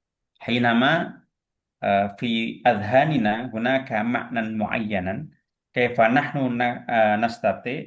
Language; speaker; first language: Arabic; non-native, fluent; Indonesian